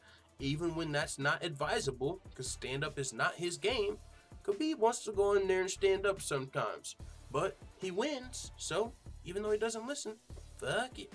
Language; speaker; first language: English; native; English